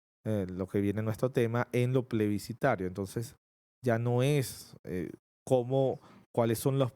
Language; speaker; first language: Spanish; native; Spanish